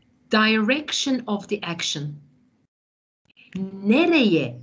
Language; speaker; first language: English; non-native, fluent; Turkish